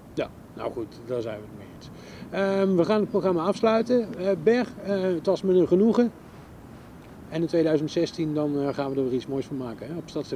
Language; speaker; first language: Dutch; native; Dutch